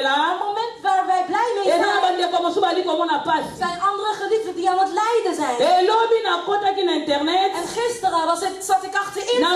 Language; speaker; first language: Dutch; non-native, learner; French